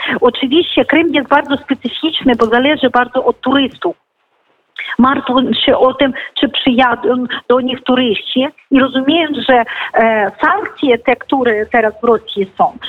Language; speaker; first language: Polish; non-native, fluent; Ukrainian